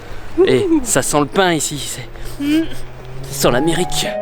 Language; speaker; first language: French; native; French